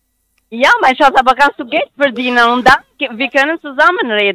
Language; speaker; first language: German; non-native, learner; Spanish